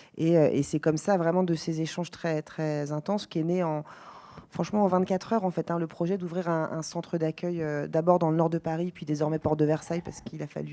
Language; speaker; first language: French; native; French